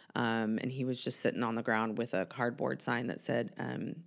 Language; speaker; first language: English; native; English